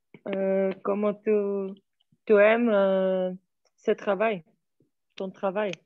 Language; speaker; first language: French; non-native, learner; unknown